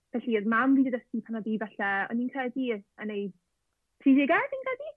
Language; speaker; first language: Welsh; native; Welsh